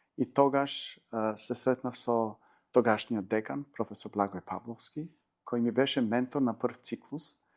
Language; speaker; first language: Macedonian; non-native, local second language; Albanian